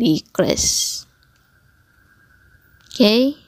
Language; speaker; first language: English; non-native, local second language; Indonesian